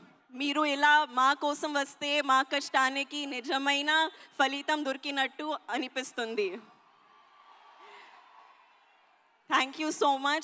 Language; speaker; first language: Telugu; non-native, learner; Hindi